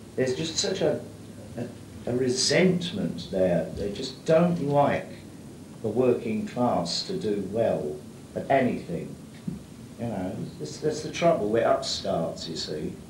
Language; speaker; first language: English; native; English